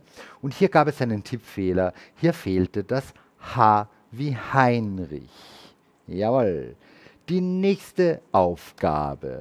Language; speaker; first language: German; native; German